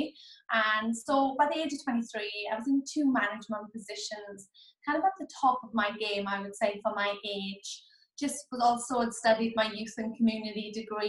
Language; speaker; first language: English; native; English